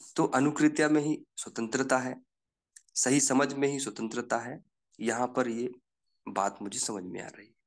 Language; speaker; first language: Hindi; native; Hindi